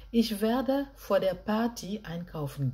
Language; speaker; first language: German; non-native, fluent; French